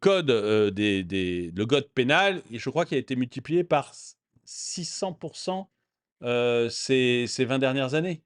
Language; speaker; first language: French; native; French